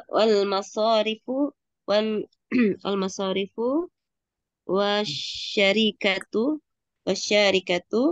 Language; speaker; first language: Indonesian; native; Indonesian